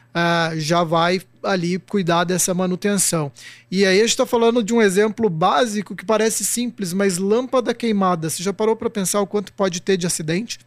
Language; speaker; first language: Portuguese; native; Portuguese